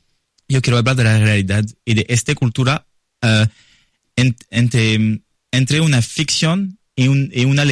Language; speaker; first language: Spanish; non-native, learner; French